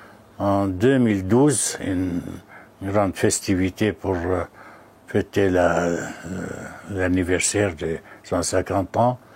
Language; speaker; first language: French; non-native, fluent; Arabic